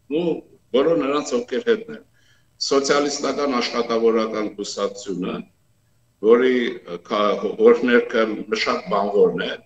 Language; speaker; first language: Armenian; native; Armenian